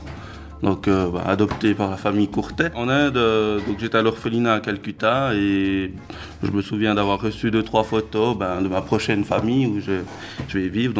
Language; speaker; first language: French; early bilingual, other home language; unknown